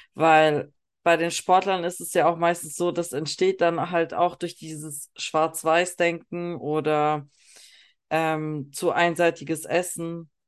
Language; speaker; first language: German; native; German